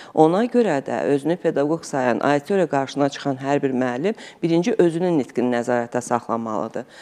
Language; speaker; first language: Azerbaijani; native; Azerbaijani